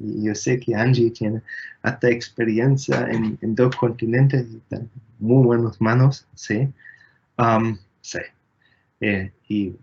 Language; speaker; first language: Spanish; non-native, fluent; German